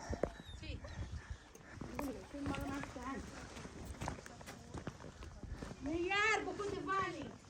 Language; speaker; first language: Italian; non-native, learner; Arabic